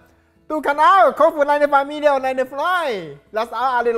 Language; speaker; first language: German; non-native, learner; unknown